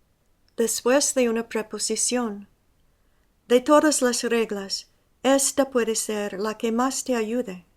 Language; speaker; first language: Spanish; non-native, fluent; English